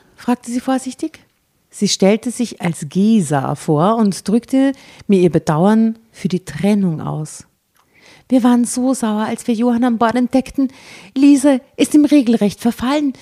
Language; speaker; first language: German; native; German